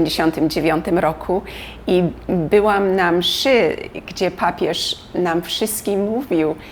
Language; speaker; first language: Polish; early bilingual, heritage; Polish